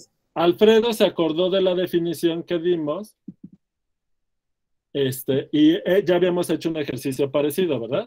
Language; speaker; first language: Spanish; native; Spanish